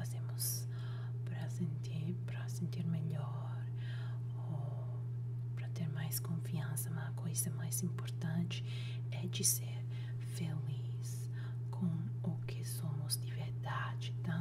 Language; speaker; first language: Portuguese; non-native, fluent; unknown